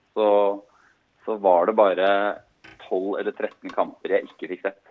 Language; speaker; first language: Norwegian; native; Norwegian